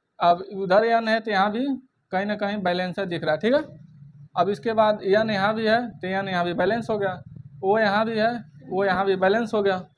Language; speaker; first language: Hindi; native; Hindi